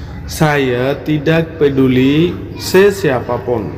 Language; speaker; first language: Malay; non-native, fluent; Bangla